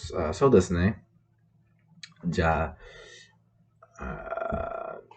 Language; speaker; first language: Japanese; non-native, learner; English